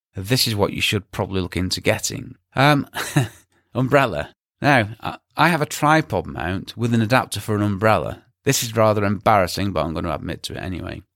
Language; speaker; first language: English; native; English